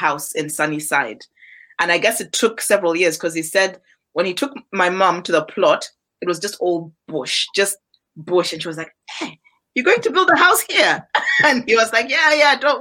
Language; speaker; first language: English; non-native, local second language; Nyanja